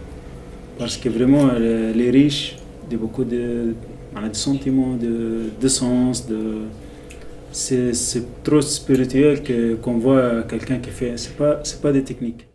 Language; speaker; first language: French; non-native, local second language; Arabic